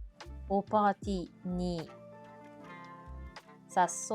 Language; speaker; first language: Japanese; non-native, learner; French